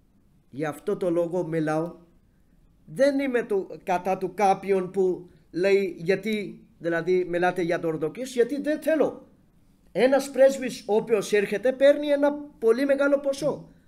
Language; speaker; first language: Greek; non-native, fluent; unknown